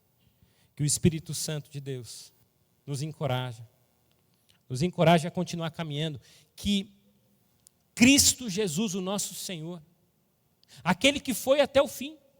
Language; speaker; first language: Portuguese; native; Portuguese